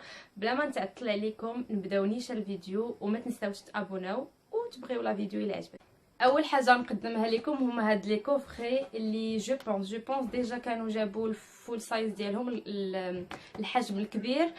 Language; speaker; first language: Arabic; native; Arabic